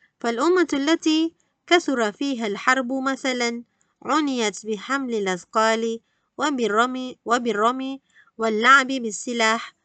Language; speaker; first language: Arabic; non-native, fluent; Malay